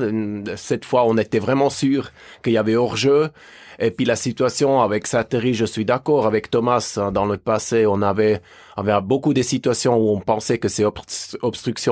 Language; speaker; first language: French; native; French